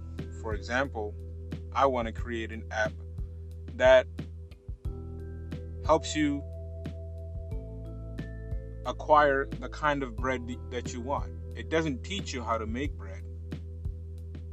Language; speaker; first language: English; non-native, local second language; Urdu